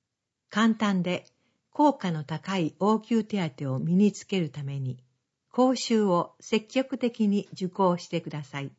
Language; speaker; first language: Japanese; native; Japanese